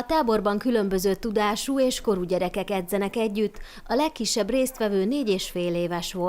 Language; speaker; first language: Hungarian; native; Hungarian